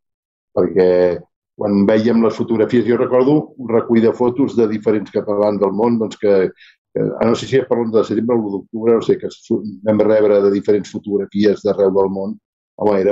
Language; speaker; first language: Catalan; native; Catalan